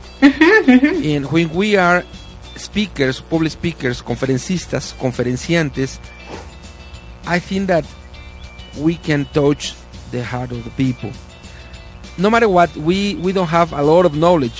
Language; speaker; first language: English; non-native, learner; Spanish